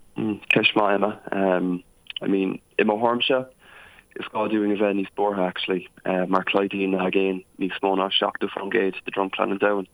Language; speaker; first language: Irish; non-native, local second language; English